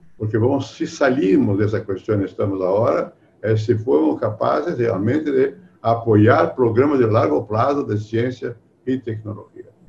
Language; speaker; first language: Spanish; non-native, fluent; Portuguese